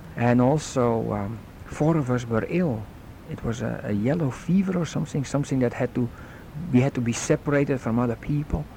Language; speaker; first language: English; non-native, fluent; Dutch